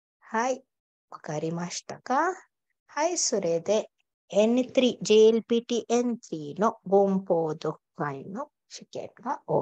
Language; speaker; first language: Japanese; non-native, fluent; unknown